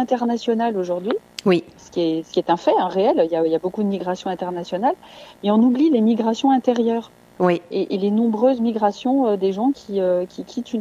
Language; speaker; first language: French; native; French